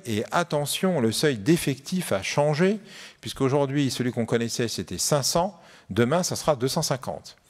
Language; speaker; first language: French; native; French